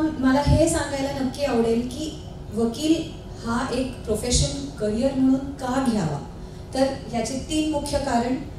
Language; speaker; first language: Marathi; non-native, local second language; Hindi